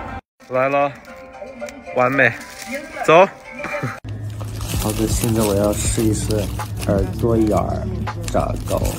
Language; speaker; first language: Chinese; non-native, fluent; Thai